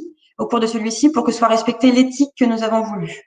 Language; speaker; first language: French; native; French